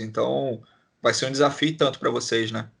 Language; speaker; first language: Portuguese; native; Portuguese